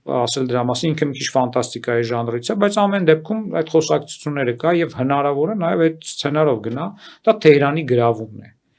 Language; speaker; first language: Armenian; native; Armenian